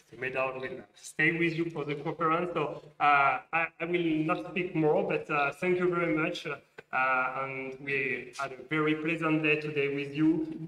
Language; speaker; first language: English; non-native, fluent; French